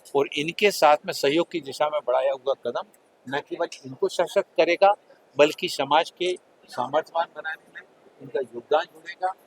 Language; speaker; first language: Hindi; native; Hindi